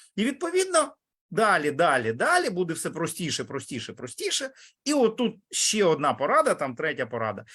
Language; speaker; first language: Ukrainian; non-native, local second language; Russian